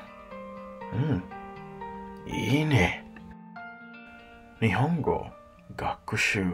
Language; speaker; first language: Japanese; non-native, learner; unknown